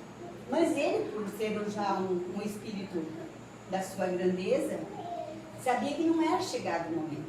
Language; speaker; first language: Portuguese; native; Portuguese